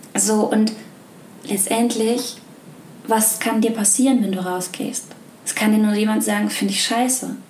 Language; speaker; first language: German; native; German